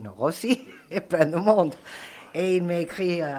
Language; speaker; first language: French; non-native, fluent; Spanish